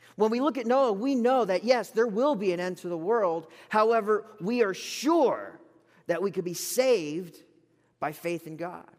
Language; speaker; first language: English; native; English